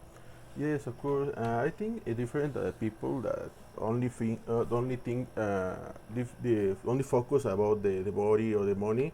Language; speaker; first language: English; non-native, learner; Spanish